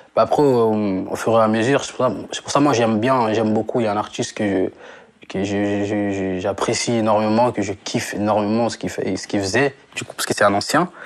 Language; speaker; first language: French; non-native, local second language; Lingala